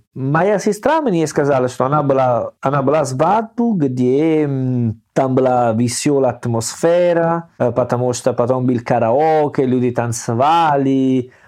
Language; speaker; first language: Russian; non-native, learner; Italian